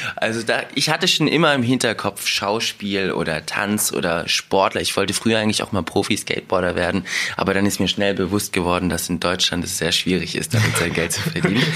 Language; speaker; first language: German; early bilingual, other home language; Russian